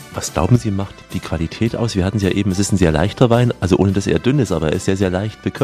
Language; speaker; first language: German; native; German